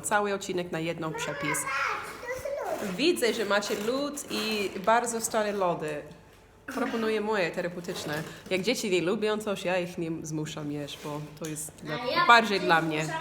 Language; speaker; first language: Polish; non-native, learner; English